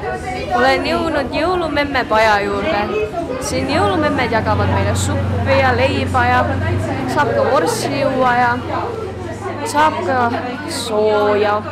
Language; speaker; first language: Estonian; native; Estonian